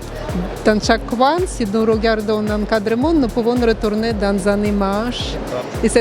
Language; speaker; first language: French; non-native, learner; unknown